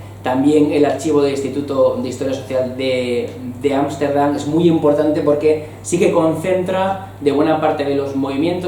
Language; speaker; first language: Spanish; native; Spanish